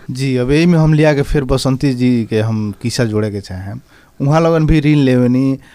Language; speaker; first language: Bhojpuri; native; Bhojpuri